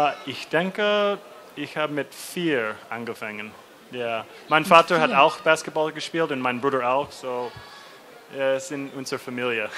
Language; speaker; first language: German; non-native, learner; English